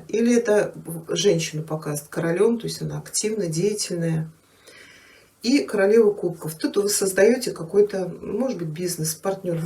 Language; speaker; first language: Russian; native; Russian